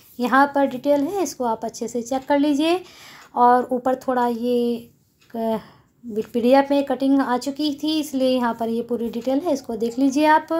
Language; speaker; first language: Hindi; native; Hindi